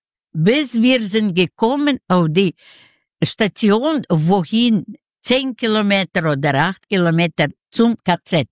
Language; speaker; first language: German; non-native, learner; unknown